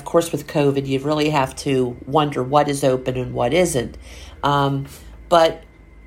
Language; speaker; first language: English; native; English